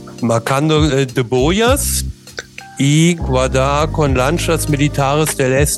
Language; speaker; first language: Spanish; non-native, learner; German